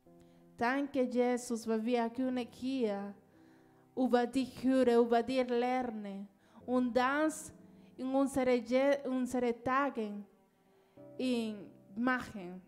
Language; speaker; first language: German; non-native, learner; Spanish